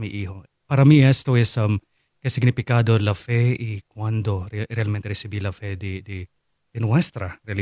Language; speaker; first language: Spanish; non-native, fluent; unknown